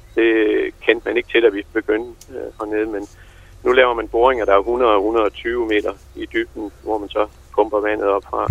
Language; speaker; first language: Danish; native; Danish